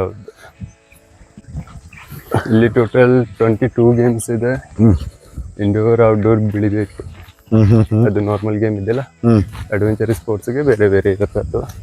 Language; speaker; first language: Kannada; non-native, local second language; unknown